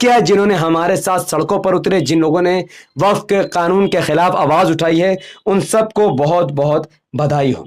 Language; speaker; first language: Hindi; native; Hindi